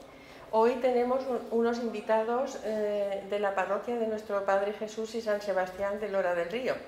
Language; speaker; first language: Spanish; native; Spanish